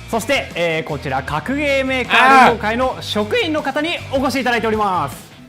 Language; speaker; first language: Japanese; native; Japanese